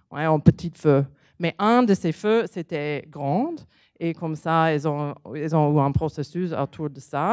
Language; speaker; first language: French; non-native, learner; English